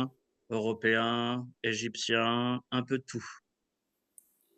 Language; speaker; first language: French; early bilingual, other home language; Kabyle